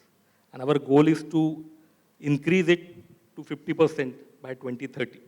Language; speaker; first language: English; non-native, local second language; Marathi